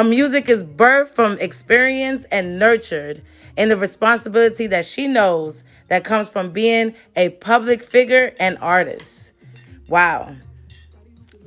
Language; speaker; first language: English; early bilingual, other home language; Spanish